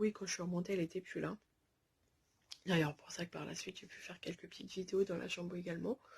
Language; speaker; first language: French; native; French